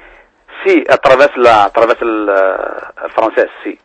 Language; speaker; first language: Catalan; non-native, fluent; Berber languages